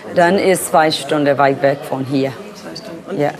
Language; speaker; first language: German; non-native, learner; Burmese